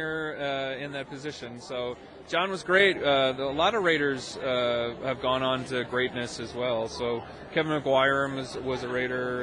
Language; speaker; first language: English; native; English